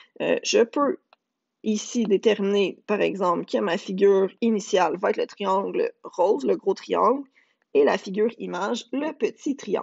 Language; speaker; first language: French; native; French